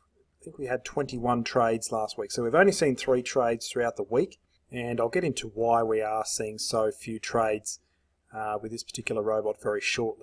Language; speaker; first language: English; native; English